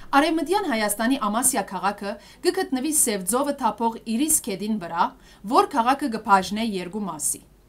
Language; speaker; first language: Armenian; early bilingual, heritage; Armenian